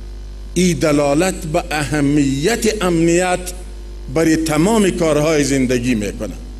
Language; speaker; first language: Persian; non-native, local second language; Pashto